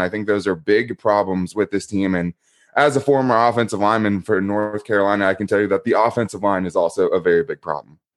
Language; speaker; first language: English; native; English